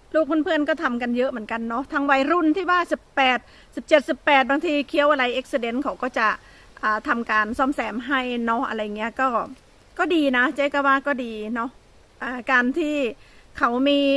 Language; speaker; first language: Thai; native; Thai